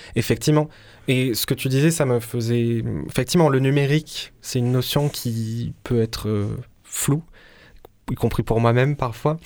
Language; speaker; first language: French; native; French